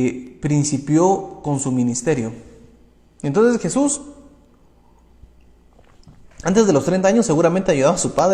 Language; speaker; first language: Spanish; native; Spanish